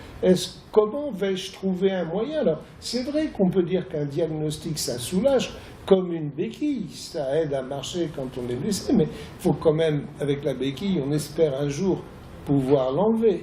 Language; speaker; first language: French; native; French